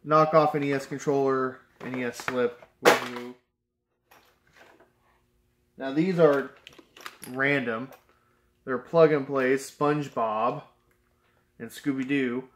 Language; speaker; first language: English; native; English